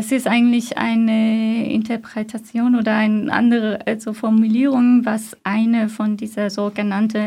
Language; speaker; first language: German; non-native, fluent; Persian